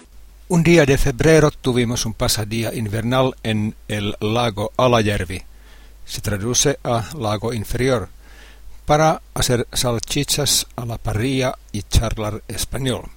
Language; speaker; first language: Spanish; non-native, learner; Finnish